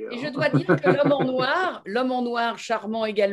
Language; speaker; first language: French; native; French